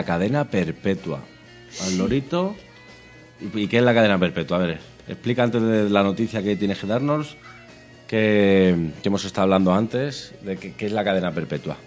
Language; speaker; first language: Spanish; native; Spanish